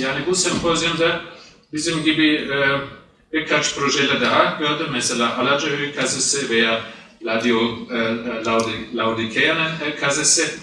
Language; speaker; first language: Turkish; non-native, fluent; German